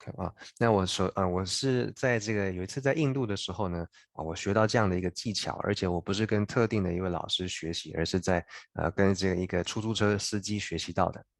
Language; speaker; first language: Chinese; native; Chinese